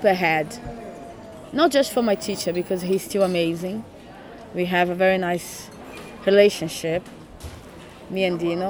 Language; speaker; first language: English; non-native, fluent; Portuguese